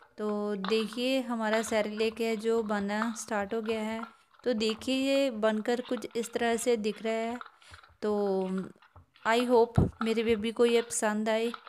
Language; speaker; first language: Hindi; non-native, local second language; Punjabi